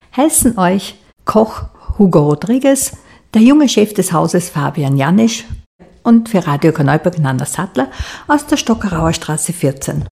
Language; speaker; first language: German; native; German